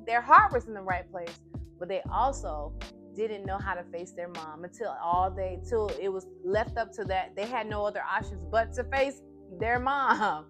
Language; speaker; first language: English; native; English